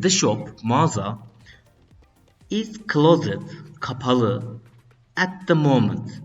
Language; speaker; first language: English; non-native, learner; Turkish